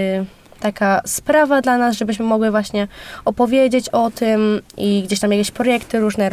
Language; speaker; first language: Polish; native; Polish